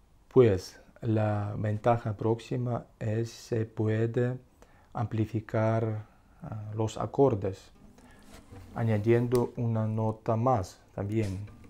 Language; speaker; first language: Spanish; non-native, learner; Russian